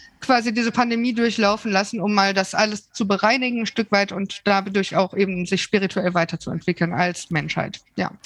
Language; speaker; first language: German; native; German